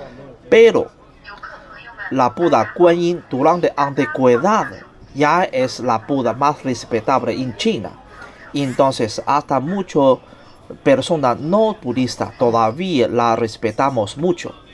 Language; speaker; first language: Spanish; non-native, learner; Chinese